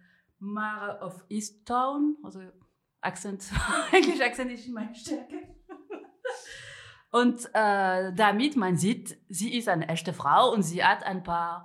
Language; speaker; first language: German; non-native, fluent; French